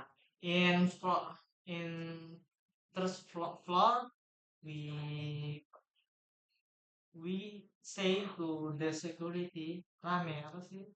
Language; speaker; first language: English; non-native, learner; Indonesian